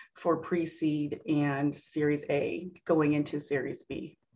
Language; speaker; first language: English; native; English